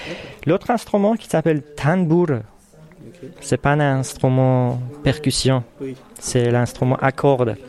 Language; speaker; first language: French; non-native, fluent; Persian